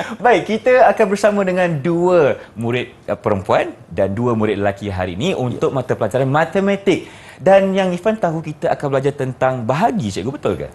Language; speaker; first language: Malay; native; Malay